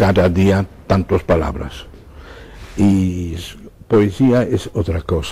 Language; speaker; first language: Spanish; non-native, fluent; Dutch